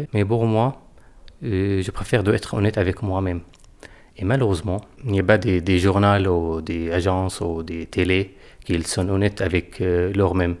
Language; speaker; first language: French; non-native, fluent; Arabic